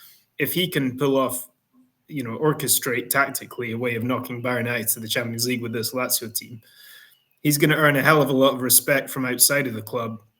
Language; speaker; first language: English; native; English